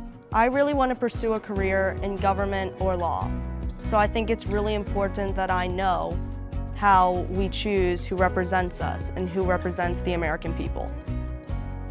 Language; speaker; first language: English; native; English